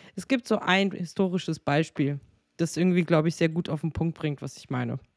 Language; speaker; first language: German; native; German